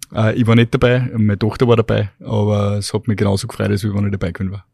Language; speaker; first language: German; native; German